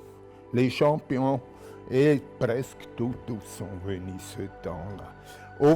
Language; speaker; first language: French; non-native, local second language; German